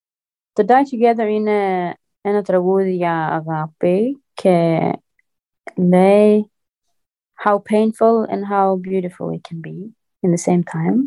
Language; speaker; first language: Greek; early bilingual, heritage; Greek